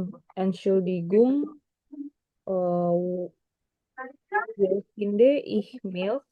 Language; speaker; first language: German; non-native, learner; Indonesian